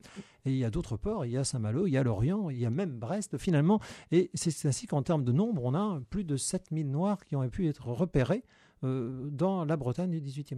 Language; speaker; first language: French; native; French